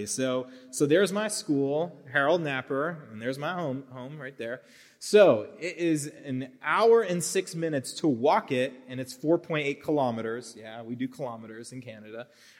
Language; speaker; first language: English; native; English